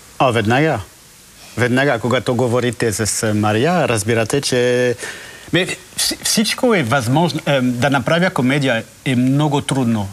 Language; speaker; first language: Bulgarian; non-native, learner; French